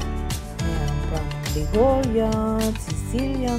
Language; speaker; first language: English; non-native, learner; Filipino